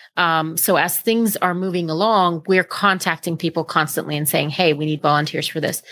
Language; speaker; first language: English; native; English